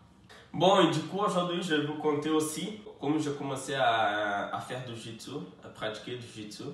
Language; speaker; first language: French; non-native, fluent; Portuguese